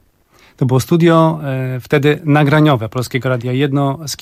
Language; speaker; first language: Polish; native; Polish